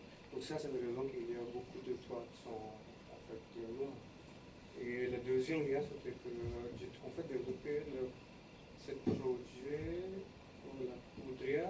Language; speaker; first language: French; non-native, learner; English